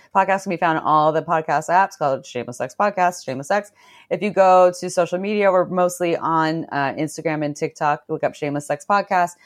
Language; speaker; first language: English; native; English